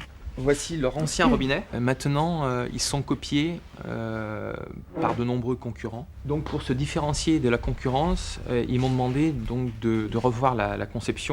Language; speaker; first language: French; native; French